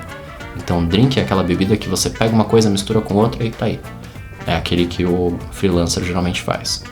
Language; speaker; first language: Portuguese; native; Portuguese